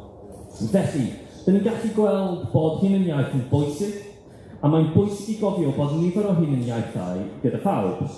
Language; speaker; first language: Welsh; non-native, fluent; English